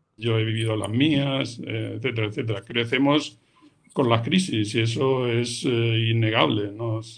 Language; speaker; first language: Spanish; native; Spanish